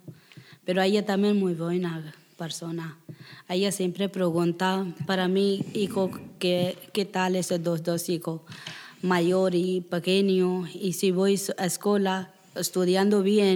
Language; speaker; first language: Spanish; non-native, learner; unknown